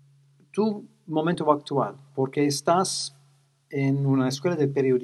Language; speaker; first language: Spanish; non-native, fluent; English